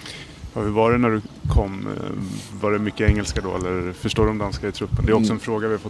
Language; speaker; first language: Swedish; native; Swedish